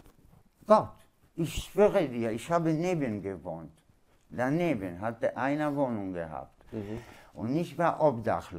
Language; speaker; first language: German; non-native, learner; Polish